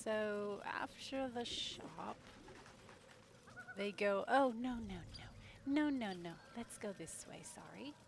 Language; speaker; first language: English; native; English